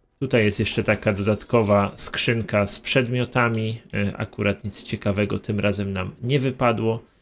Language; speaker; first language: Polish; native; Polish